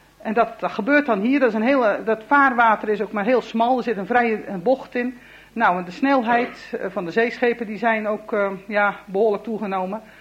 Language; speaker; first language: Dutch; native; Dutch